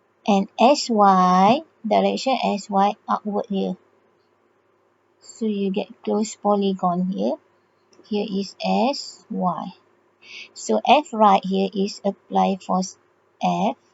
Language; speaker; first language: English; non-native, local second language; Malay